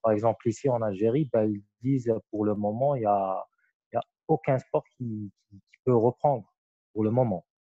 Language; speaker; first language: French; non-native, local second language; Arabic